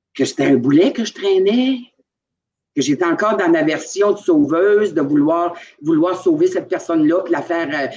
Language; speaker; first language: French; native; French